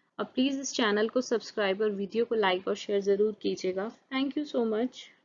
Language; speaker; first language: Hindi; native; Hindi